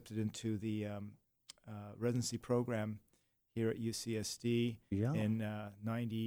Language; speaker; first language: English; native; English